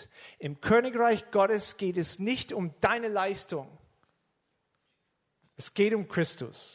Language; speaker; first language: German; non-native, fluent; English